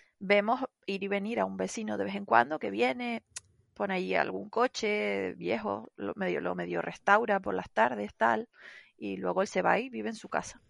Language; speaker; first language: Spanish; native; Spanish